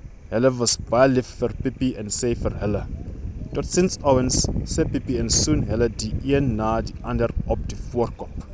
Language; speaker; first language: Afrikaans; non-native, learner; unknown